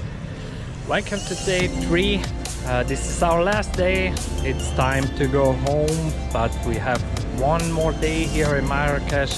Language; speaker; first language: English; non-native, fluent; German